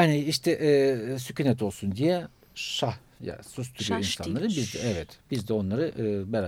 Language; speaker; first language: Turkish; non-native, fluent; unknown